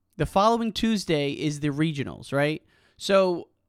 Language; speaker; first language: English; native; English